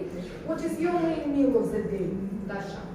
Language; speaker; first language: English; non-native, fluent; Russian